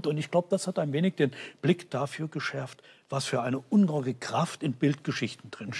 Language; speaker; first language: German; native; German